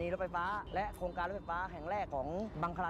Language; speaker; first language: Thai; native; Thai